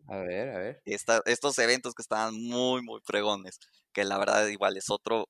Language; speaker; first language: Spanish; native; Spanish